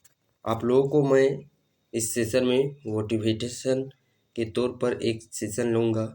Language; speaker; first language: Hindi; native; Hindi